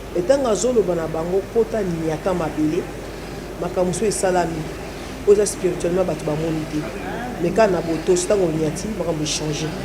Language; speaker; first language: Lingala; native; Lingala